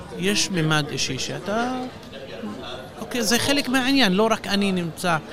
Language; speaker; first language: Hebrew; non-native, local second language; Arabic